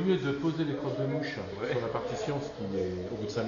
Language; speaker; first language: French; native; French